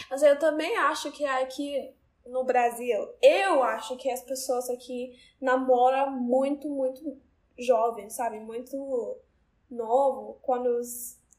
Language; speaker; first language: Portuguese; non-native, learner; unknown